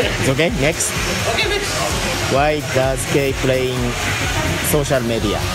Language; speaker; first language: English; non-native, learner; Japanese